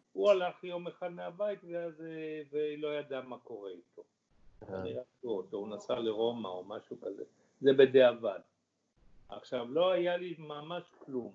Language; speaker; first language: Hebrew; early bilingual, other home language; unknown